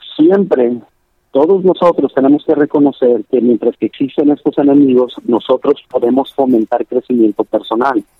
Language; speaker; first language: Spanish; early bilingual, heritage; Spanish